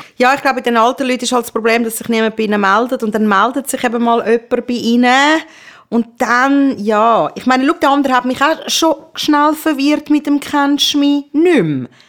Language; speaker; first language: German; early bilingual, other home language; Persian